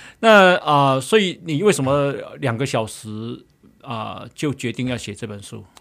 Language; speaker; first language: Chinese; native; Chinese